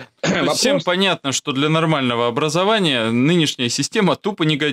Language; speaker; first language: Russian; native; Russian